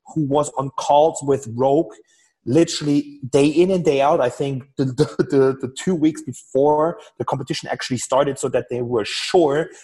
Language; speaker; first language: English; non-native, fluent; German